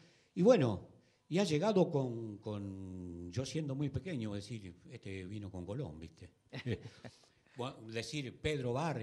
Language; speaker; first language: Spanish; native; Spanish